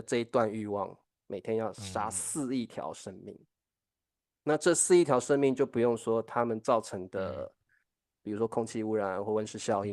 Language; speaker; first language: Chinese; native; Chinese